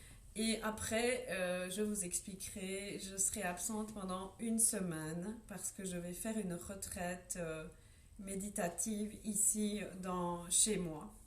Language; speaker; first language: French; native; French